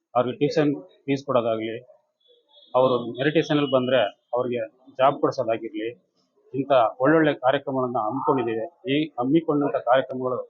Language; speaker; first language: Kannada; native; Kannada